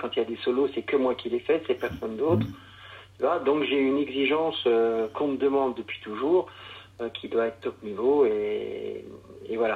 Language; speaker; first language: French; native; French